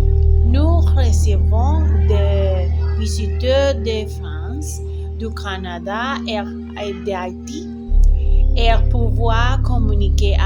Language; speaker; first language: French; non-native, learner; Spanish